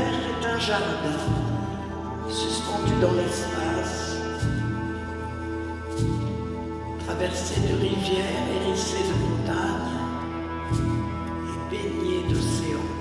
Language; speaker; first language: French; native; French